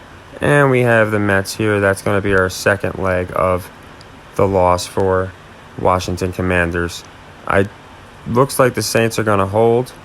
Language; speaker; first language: English; native; English